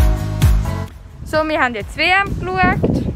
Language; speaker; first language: German; native; German